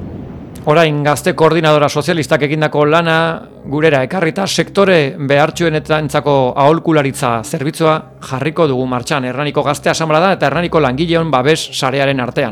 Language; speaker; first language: Basque; native; Basque